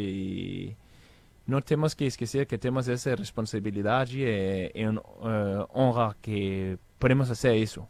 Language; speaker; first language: Portuguese; non-native, fluent; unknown